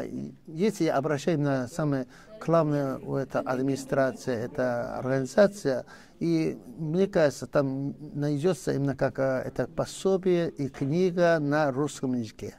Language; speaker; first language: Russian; non-native, learner; Korean